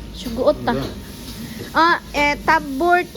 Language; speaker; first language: Swedish; non-native, learner; Cebuano